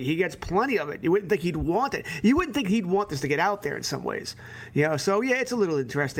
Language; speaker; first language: English; native; English